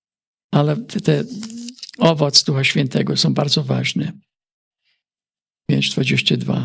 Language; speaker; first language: Polish; early bilingual, heritage; Polish